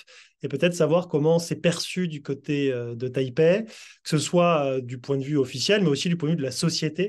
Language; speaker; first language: French; native; French